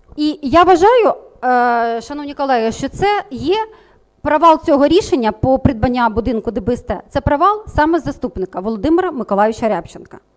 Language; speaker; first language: Ukrainian; native; Ukrainian